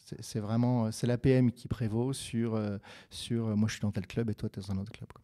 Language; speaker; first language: French; native; French